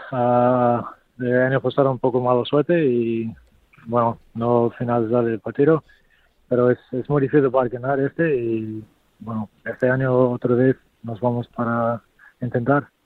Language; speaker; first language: Spanish; non-native, learner; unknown